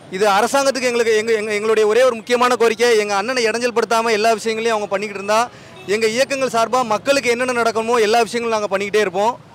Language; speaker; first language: Tamil; native; Tamil